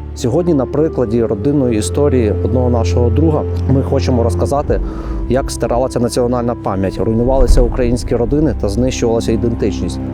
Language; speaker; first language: Ukrainian; native; Ukrainian